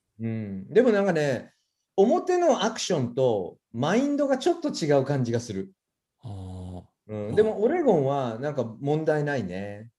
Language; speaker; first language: Japanese; native; Japanese